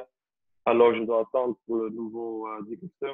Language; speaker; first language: French; non-native, local second language; Dutch